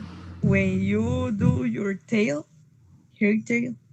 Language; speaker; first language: English; non-native, learner; Spanish